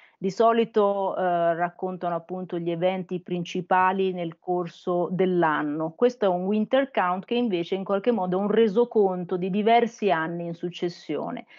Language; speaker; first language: Italian; native; Italian